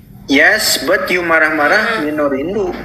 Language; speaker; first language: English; non-native, learner; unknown